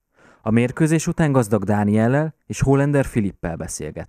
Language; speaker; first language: Hungarian; native; Hungarian